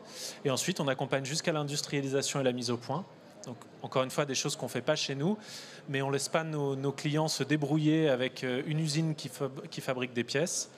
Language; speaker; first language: French; native; French